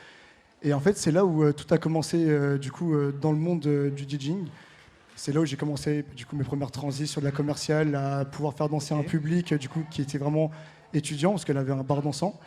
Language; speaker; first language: French; native; French